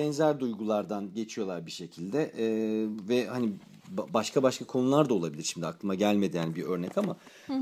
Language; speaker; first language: Turkish; native; Turkish